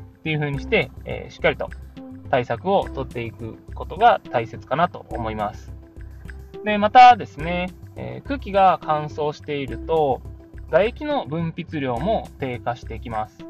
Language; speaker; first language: Japanese; native; Japanese